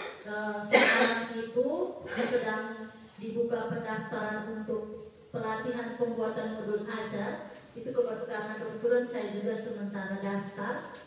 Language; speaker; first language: Indonesian; native; Indonesian